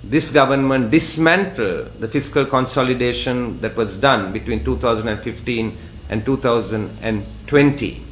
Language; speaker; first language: English; non-native, local second language; Sinhala